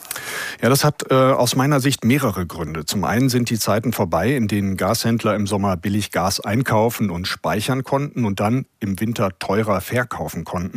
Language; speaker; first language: German; native; German